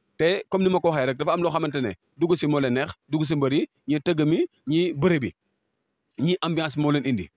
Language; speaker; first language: French; non-native, local second language; Wolof